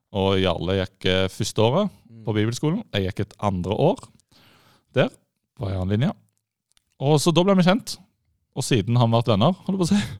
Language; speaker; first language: Norwegian; native; Norwegian